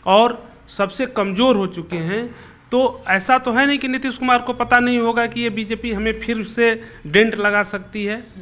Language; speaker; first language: Hindi; native; Hindi